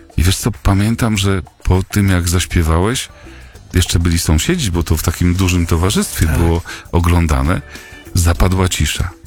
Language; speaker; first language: Polish; native; Polish